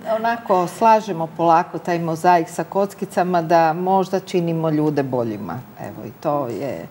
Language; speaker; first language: Croatian; native; Croatian